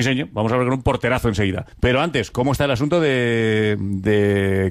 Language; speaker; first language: Spanish; native; Spanish